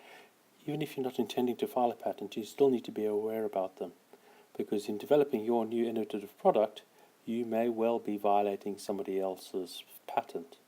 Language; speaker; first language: English; native; English